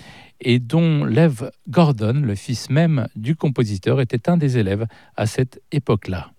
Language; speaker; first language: French; native; French